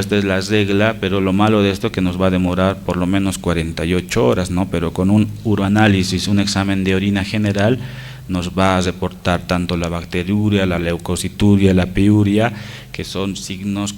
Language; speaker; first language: Spanish; native; Spanish